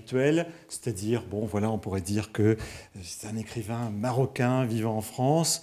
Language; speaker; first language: French; native; French